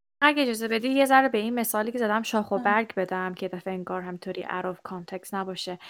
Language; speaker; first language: Persian; native; Persian